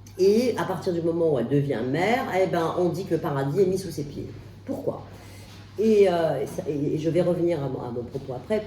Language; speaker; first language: French; non-native, local second language; Arabic